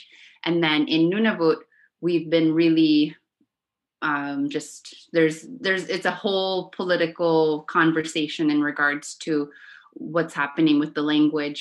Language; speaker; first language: English; non-native, fluent; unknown